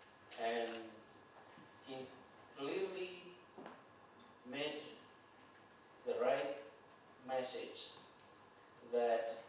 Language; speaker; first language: English; non-native, fluent; Indonesian